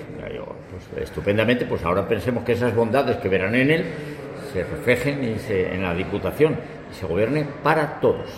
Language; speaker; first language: Spanish; native; Spanish